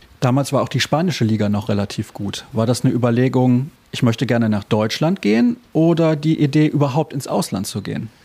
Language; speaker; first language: German; native; German